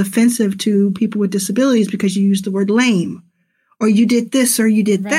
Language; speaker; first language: English; native; English